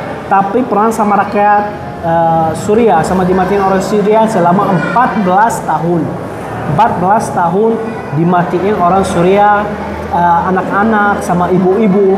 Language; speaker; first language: Indonesian; non-native, fluent; Arabic